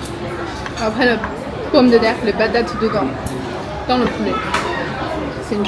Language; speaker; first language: French; non-native, learner; Chinese